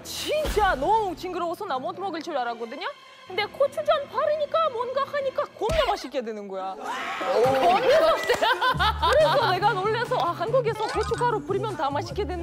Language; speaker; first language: Korean; non-native, fluent; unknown